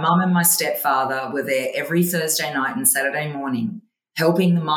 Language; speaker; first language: English; early bilingual, other home language; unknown